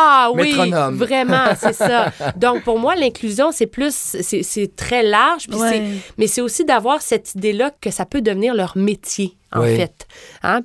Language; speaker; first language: French; native; French